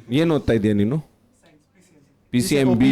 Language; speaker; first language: Kannada; non-native, local second language; Punjabi